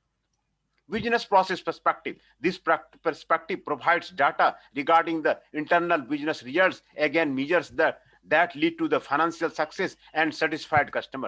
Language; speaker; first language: English; non-native, local second language; Hindi